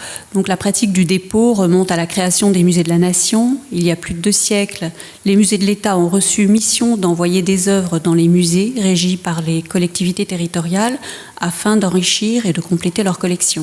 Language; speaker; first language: French; native; French